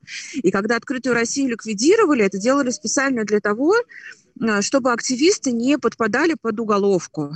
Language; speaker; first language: Russian; native; Russian